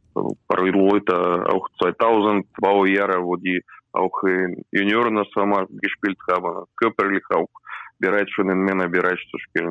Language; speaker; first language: German; non-native, learner; Russian